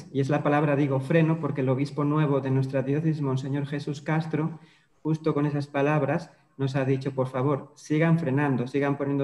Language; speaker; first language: Spanish; native; Spanish